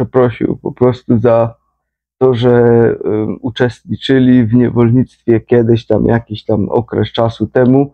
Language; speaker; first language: Polish; native; Polish